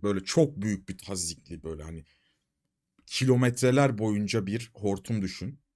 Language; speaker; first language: Turkish; native; Turkish